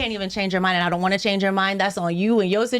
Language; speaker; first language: English; native; English